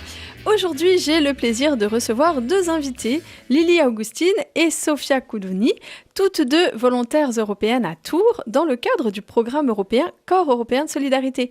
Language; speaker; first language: French; native; French